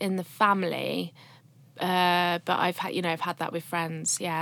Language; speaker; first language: English; native; English